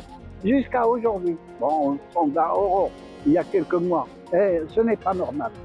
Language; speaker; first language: French; non-native, local second language; Arabic